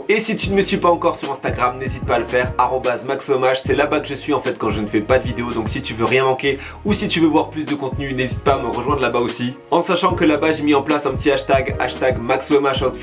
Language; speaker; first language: French; native; French